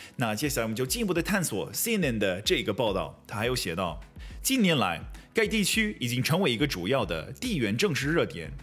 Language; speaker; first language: Chinese; non-native, fluent; English